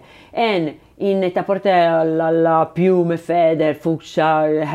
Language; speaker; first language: English; non-native, learner; Italian